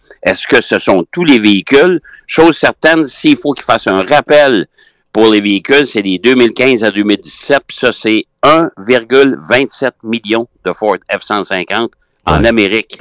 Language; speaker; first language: French; native; French